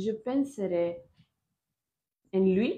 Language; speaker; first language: French; non-native, learner; Spanish